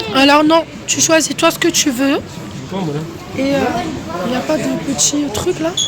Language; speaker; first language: French; native; French